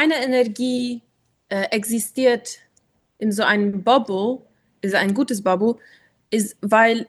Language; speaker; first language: German; non-native, learner; English